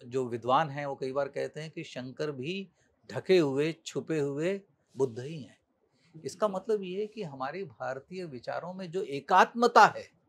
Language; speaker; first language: Hindi; native; Hindi